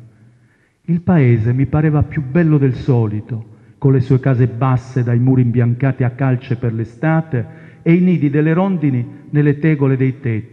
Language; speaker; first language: Italian; non-native, local second language; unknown